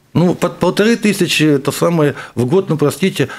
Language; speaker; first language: Russian; native; Russian